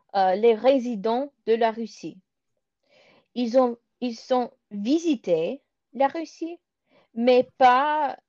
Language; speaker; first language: French; non-native, learner; English